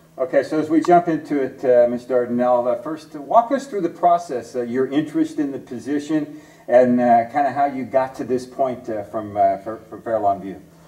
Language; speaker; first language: English; native; English